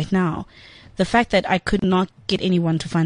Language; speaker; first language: English; non-native, local second language; Zulu